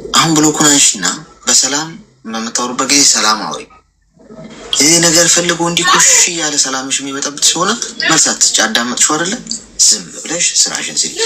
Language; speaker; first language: Amharic; native; Amharic